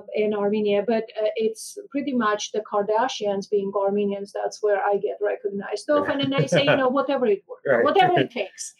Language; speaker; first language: English; non-native, fluent; Armenian